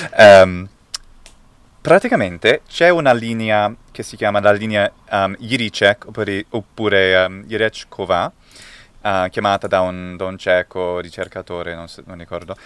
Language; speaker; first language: Italian; non-native, fluent; English